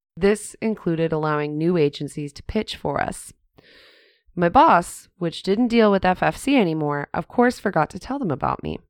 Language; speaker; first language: English; native; English